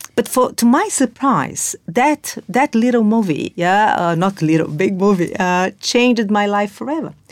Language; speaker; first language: English; non-native, fluent; Portuguese